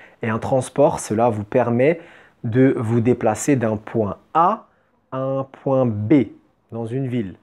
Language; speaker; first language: French; native; French